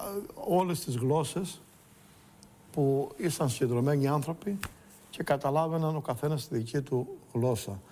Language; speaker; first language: Greek; native; Greek